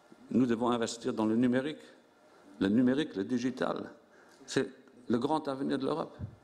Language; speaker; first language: French; non-native, local second language; Luxembourgish